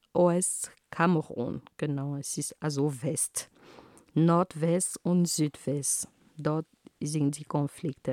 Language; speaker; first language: German; non-native, fluent; Ghomala